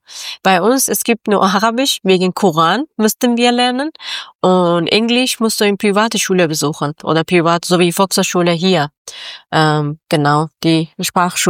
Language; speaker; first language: German; non-native, learner; Persian